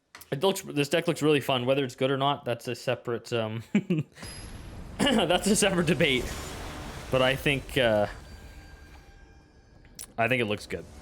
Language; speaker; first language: English; native; English